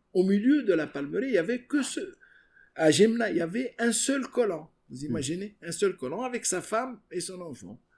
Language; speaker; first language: French; non-native, local second language; Arabic